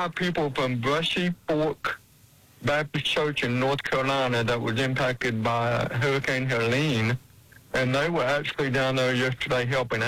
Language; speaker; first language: English; native; English